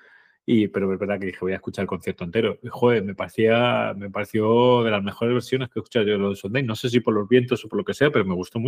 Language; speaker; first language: Spanish; native; Spanish